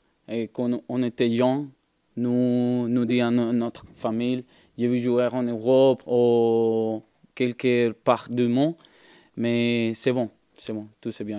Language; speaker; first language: French; non-native, learner; Spanish